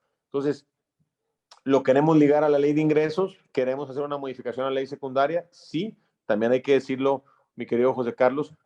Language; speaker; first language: Spanish; native; Spanish